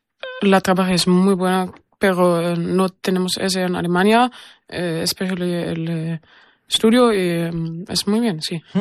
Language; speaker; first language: Spanish; non-native, learner; German